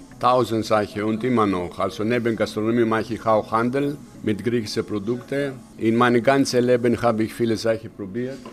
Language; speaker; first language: German; non-native, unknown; Greek